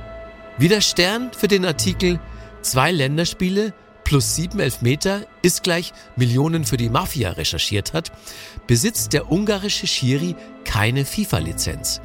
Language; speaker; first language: German; native; German